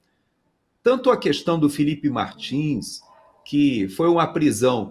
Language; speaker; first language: Portuguese; native; Portuguese